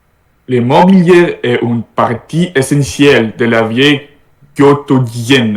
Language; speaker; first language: French; non-native, learner; Russian